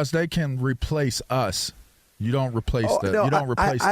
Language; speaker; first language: English; native; English